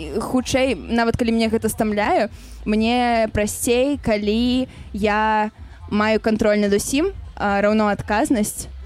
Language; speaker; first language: Belarusian; non-native, local second language; Russian